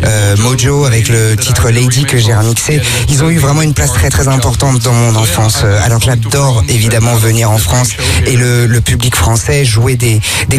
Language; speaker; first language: French; non-native, fluent; Dutch